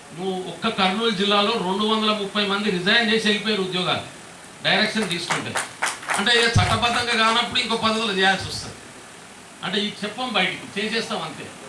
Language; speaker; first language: Telugu; non-native, local second language; Lambadi